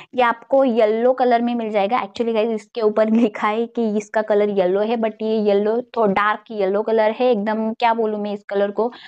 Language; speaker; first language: Hindi; non-native, local second language; Marathi